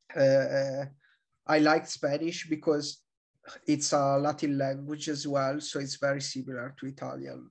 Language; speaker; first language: English; non-native, fluent; Italian